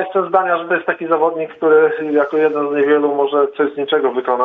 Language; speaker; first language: Polish; native; Polish